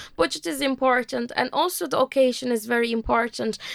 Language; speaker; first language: English; non-native, fluent; Turkish